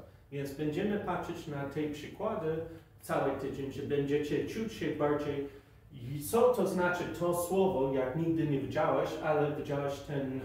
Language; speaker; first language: Polish; non-native, fluent; English